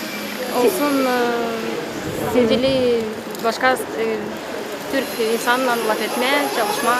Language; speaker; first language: Turkish; non-native, learner; Gagauz